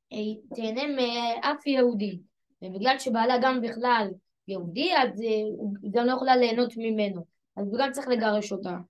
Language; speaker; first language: Hebrew; early bilingual, other home language; French